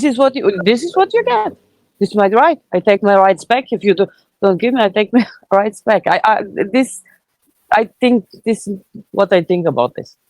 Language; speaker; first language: English; non-native, fluent; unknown